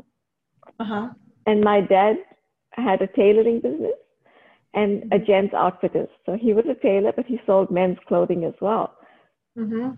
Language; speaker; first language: English; native; English